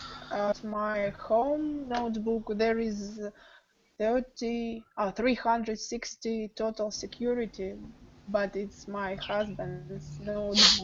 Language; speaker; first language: English; non-native, learner; Russian